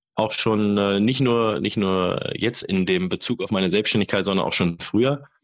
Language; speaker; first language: German; native; German